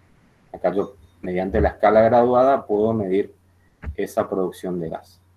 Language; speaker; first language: Spanish; native; Spanish